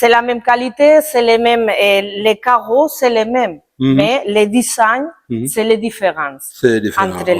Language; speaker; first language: French; non-native, learner; Spanish